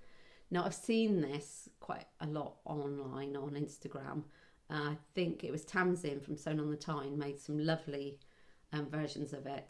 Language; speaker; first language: English; native; English